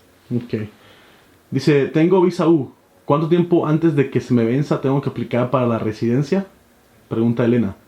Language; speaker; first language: Spanish; native; Spanish